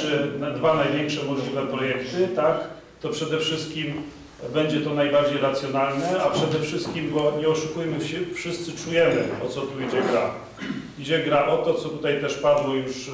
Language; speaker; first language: Polish; native; Polish